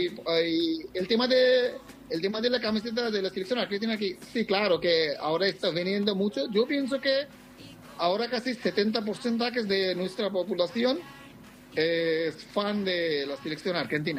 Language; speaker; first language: Spanish; non-native, fluent; Bangla